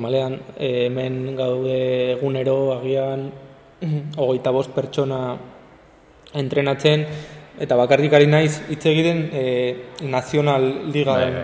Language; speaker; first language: Basque; non-native, local second language; Spanish